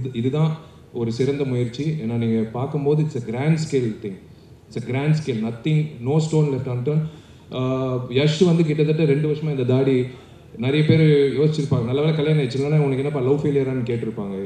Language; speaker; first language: Tamil; native; Tamil